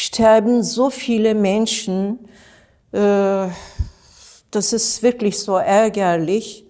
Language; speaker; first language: German; non-native, learner; Turkish